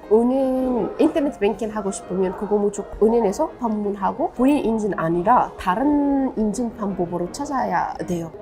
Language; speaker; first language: Korean; non-native, fluent; Arabic